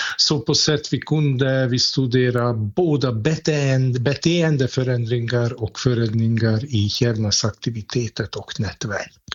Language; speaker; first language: Swedish; non-native, fluent; Hungarian